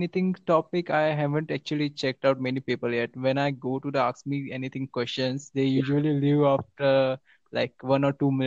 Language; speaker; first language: English; non-native, local second language; Marathi